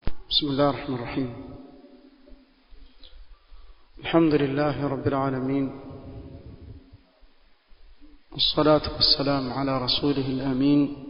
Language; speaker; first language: Arabic; non-native, fluent; Swahili